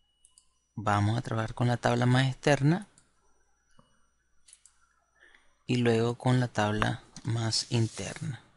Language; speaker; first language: Spanish; native; Spanish